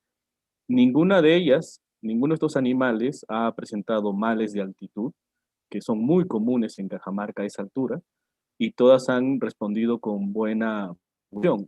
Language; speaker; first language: Spanish; native; Spanish